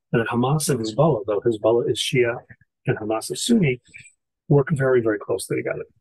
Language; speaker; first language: English; native; English